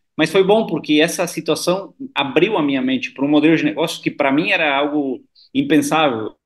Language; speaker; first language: Portuguese; non-native, fluent; Spanish